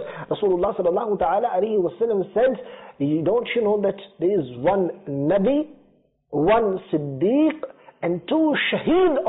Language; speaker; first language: English; non-native, local second language; Urdu